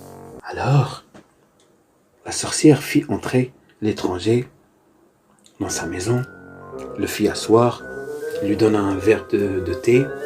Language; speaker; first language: French; native; French